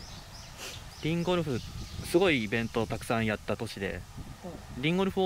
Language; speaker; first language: Japanese; native; Japanese